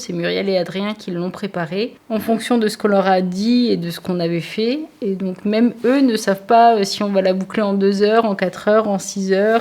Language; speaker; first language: French; native; French